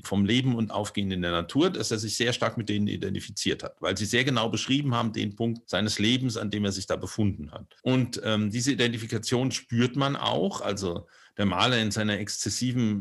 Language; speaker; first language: German; native; German